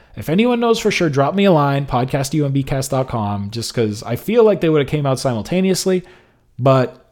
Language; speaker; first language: English; native; English